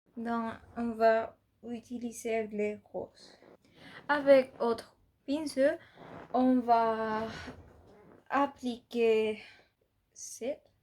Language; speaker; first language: French; non-native, learner; Spanish